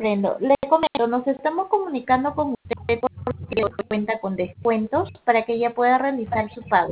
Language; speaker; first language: Spanish; native; Spanish